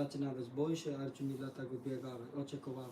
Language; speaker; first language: Polish; non-native, learner; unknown